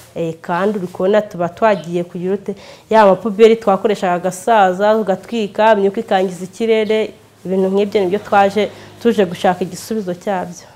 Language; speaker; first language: Kinyarwanda; native; Kinyarwanda